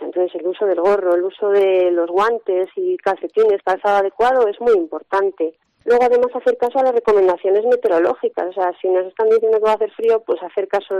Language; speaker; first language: Spanish; native; Spanish